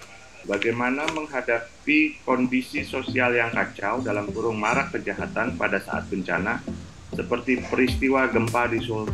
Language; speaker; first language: Indonesian; native; Indonesian